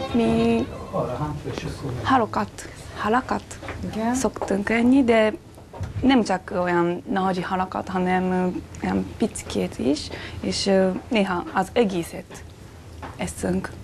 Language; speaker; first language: Hungarian; non-native, fluent; Japanese